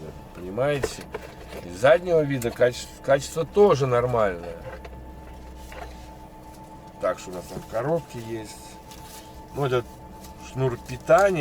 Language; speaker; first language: Russian; native; Russian